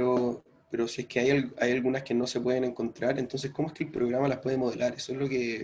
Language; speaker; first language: Spanish; native; Spanish